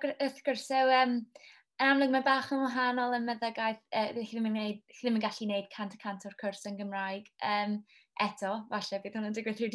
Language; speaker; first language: Welsh; non-native, local second language; English